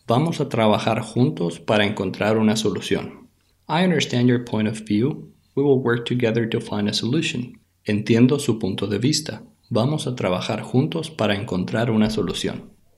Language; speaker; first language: Spanish; native; Spanish